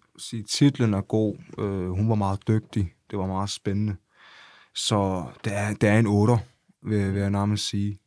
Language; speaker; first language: Danish; early bilingual, other home language; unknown